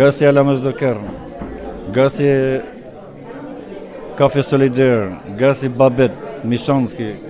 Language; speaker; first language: French; non-native, learner; Albanian